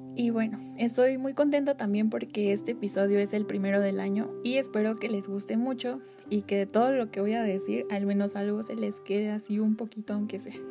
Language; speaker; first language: Spanish; native; Spanish